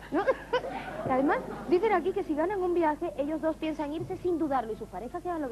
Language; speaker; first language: Spanish; native; Spanish